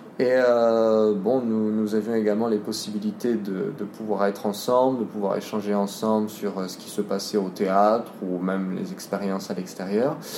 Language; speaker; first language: French; native; French